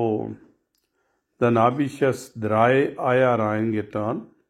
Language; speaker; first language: German; non-native, learner; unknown